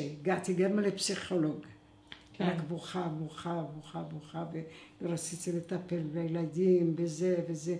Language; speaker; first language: Hebrew; non-native, fluent; Arabic